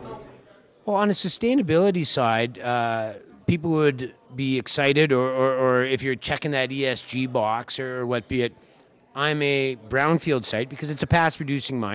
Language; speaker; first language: English; native; English